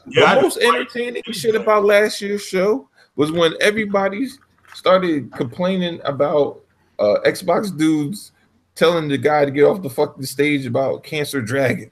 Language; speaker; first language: English; native; English